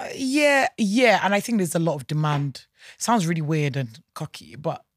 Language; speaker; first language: English; non-native, local second language; Yoruba